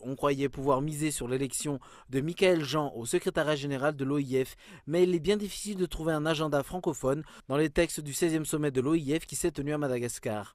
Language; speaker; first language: French; non-native, local second language; Malagasy